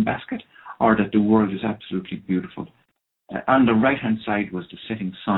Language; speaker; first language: English; non-native, local second language; Irish